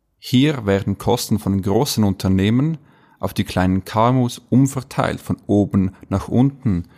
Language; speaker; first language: German; native; German